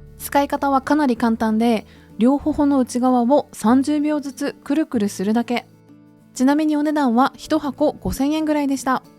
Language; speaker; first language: Japanese; native; Japanese